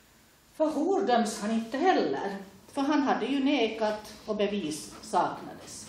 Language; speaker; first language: Swedish; native; Swedish